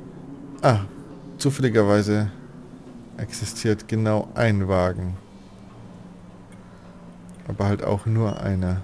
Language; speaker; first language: German; native; German